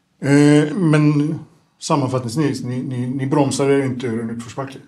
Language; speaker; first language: Swedish; native; Swedish